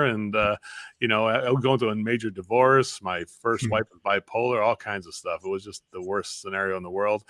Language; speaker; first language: English; native; English